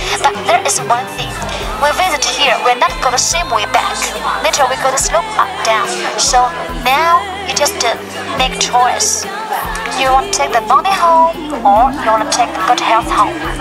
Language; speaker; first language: English; non-native, fluent; Chinese